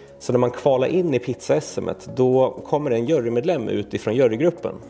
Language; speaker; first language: Swedish; early bilingual, other home language; Serbian